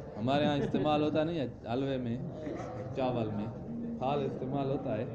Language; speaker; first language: Urdu; non-native, local second language; Punjabi